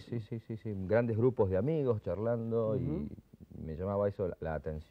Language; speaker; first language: Spanish; native; Spanish